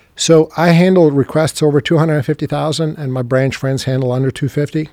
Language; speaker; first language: English; non-native, fluent; Serbian